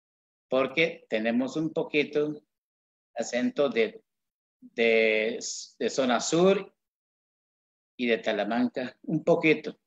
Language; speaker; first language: Spanish; non-native, local second language; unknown